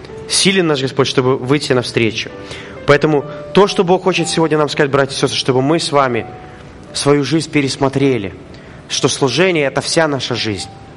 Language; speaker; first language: Russian; native; Russian